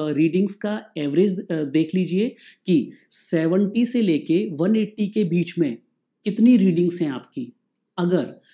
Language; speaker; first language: Hindi; native; Hindi